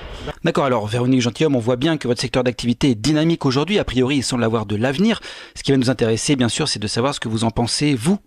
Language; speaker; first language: French; native; French